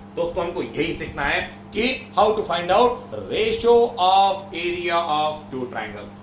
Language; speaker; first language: Hindi; non-native, local second language; Marathi